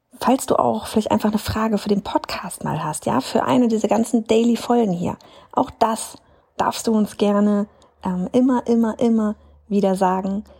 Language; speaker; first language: German; native; German